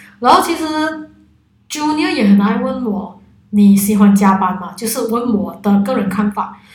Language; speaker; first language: Chinese; non-native, local second language; Cantonese